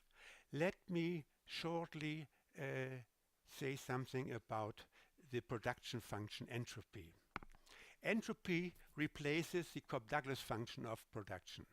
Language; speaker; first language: English; non-native, fluent; German